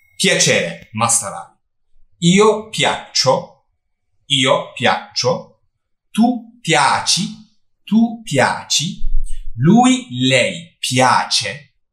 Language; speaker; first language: Italian; non-native, fluent; Turkish